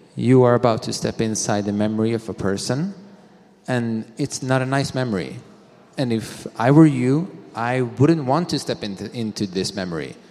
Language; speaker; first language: English; non-native, fluent; Swedish